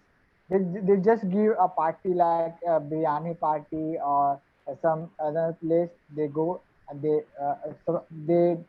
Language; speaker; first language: English; non-native, learner; Hindi